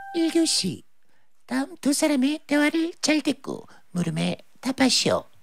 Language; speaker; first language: Korean; native; Korean